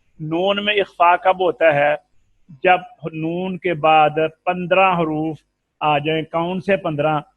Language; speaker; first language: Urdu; non-native, local second language; Punjabi